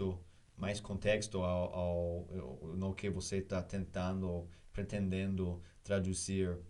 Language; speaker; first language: Portuguese; non-native, learner; English